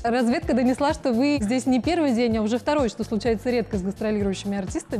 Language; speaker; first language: Russian; native; Russian